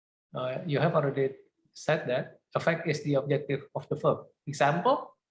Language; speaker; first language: English; non-native, fluent; Indonesian